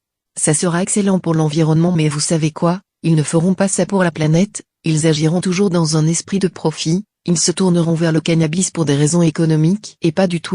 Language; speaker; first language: French; native; French